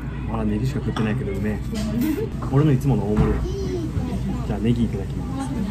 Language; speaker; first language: Japanese; early bilingual, heritage; Japanese